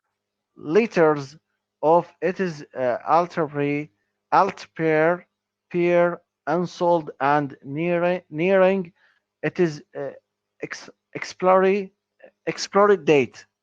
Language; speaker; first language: English; non-native, learner; Arabic